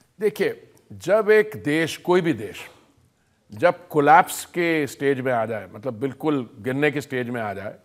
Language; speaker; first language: Hindi; native; Hindi